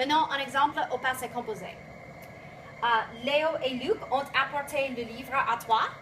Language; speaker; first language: French; non-native, fluent; English